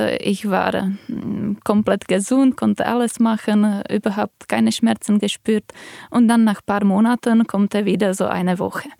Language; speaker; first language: German; non-native, fluent; Czech